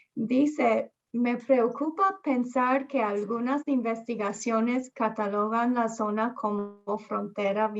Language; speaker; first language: Spanish; early bilingual, heritage; Spanish